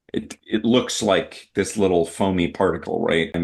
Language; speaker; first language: English; native; English